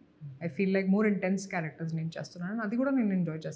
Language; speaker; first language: Telugu; non-native, local second language; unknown